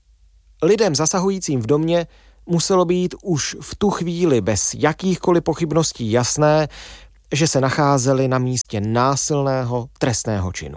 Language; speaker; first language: Czech; native; Czech